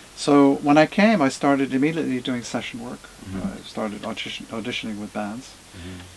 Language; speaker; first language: English; native; English